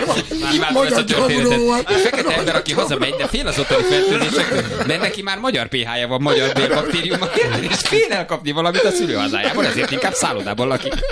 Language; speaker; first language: Hungarian; native; Hungarian